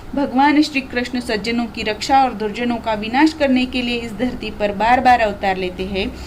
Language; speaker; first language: Hindi; non-native, local second language; Marathi